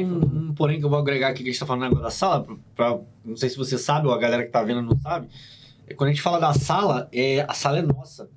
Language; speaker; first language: Portuguese; native; Portuguese